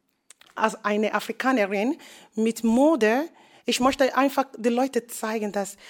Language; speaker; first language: German; non-native, learner; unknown